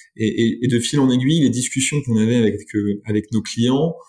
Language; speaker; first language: French; native; French